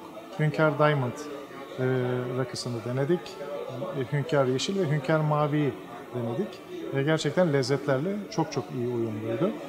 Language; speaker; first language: Turkish; native; Turkish